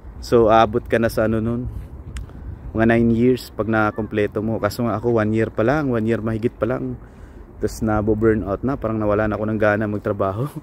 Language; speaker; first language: Filipino; native; Filipino